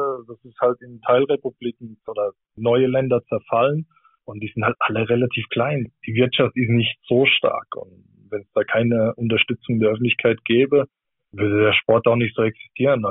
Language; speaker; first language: German; native; German